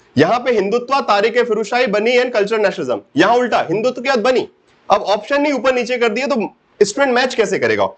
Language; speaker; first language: Hindi; native; Hindi